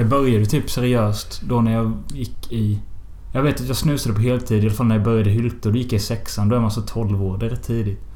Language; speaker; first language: Swedish; native; Swedish